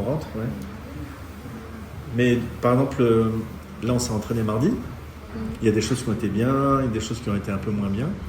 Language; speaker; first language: French; native; French